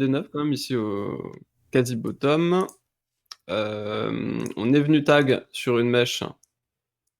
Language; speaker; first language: French; native; French